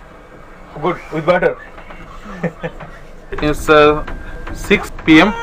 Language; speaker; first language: English; non-native, learner; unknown